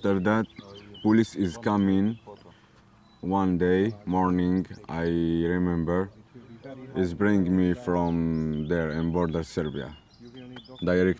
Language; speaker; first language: English; non-native, learner; Arabic